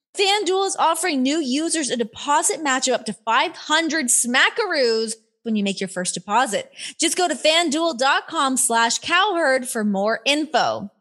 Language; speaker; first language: English; native; English